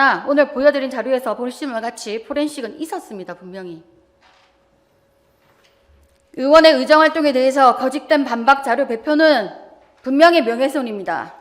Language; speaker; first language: Korean; native; Korean